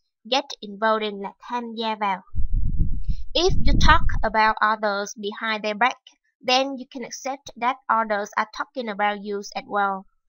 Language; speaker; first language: English; non-native, fluent; Vietnamese